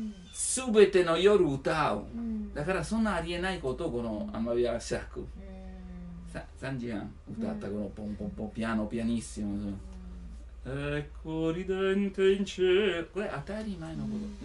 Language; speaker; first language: Japanese; non-native, learner; Italian